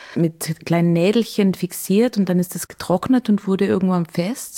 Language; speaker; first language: German; native; German